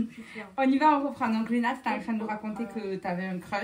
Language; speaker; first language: French; native; French